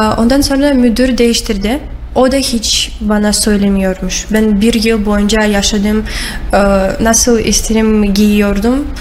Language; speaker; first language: Turkish; non-native, learner; Russian